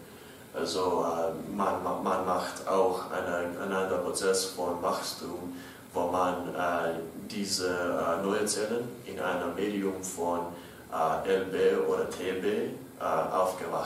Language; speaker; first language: German; non-native, learner; English